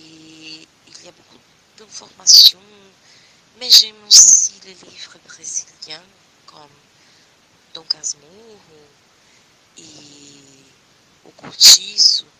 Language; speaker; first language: French; non-native, learner; Portuguese